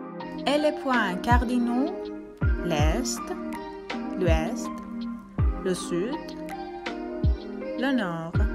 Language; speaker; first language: French; non-native, fluent; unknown